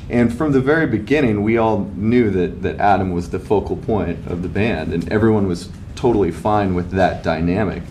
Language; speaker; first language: English; native; English